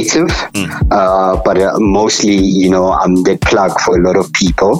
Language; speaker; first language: English; non-native, local second language; Zulu